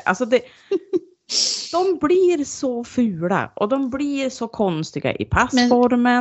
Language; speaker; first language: Swedish; native; Swedish